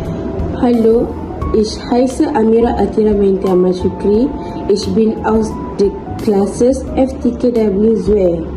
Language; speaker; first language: German; non-native, learner; Malay